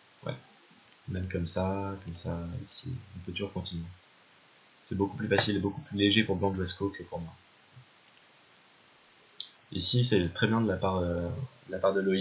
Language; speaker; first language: French; native; French